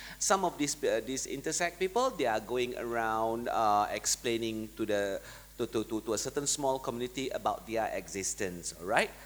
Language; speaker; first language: English; non-native, local second language; Malay